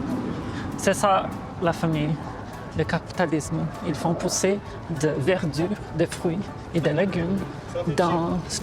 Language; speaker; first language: French; non-native, fluent; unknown